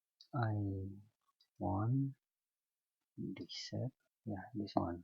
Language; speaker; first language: English; non-native, fluent; Indonesian